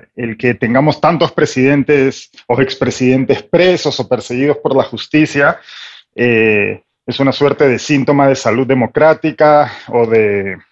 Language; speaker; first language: Spanish; native; Spanish